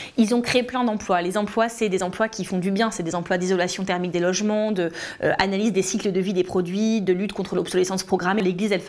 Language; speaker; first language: French; native; French